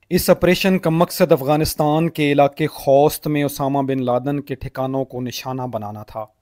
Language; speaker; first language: Urdu; native; Urdu